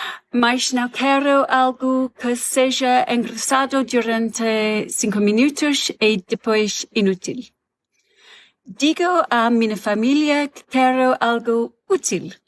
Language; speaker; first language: Portuguese; non-native, learner; English